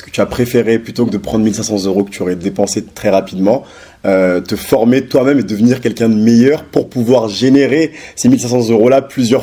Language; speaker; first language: French; native; French